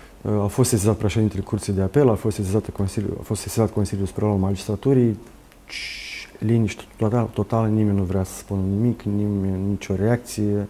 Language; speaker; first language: Romanian; native; Romanian